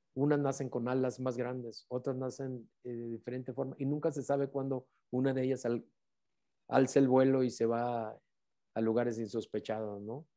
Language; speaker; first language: Spanish; native; Spanish